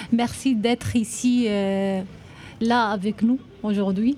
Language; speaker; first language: French; non-native, learner; Arabic